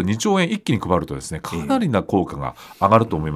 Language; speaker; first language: Japanese; native; Japanese